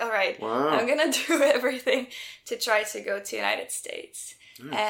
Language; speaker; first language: English; non-native, fluent; Russian